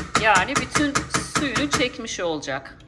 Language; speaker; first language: Turkish; native; Turkish